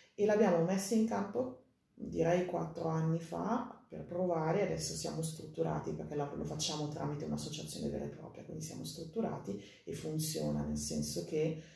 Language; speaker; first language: Italian; native; Italian